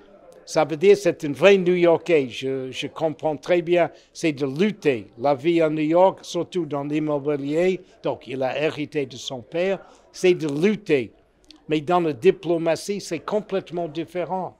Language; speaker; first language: French; non-native, fluent; English